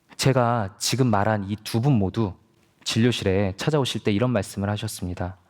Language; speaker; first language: Korean; native; Korean